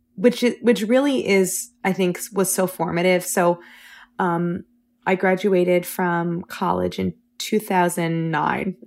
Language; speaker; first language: English; native; English